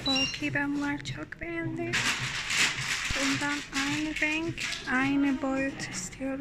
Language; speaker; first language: Turkish; non-native, learner; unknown